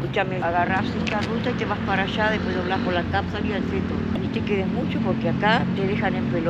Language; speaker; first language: Spanish; native; Spanish